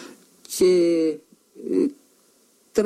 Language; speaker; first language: Italian; non-native, learner; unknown